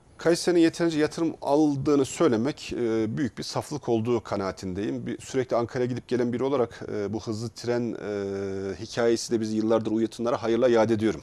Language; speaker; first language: Turkish; native; Turkish